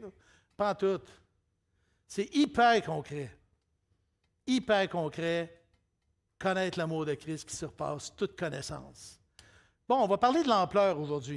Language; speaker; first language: French; native; French